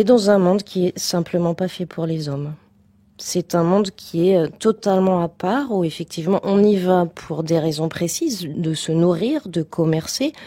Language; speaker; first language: French; native; French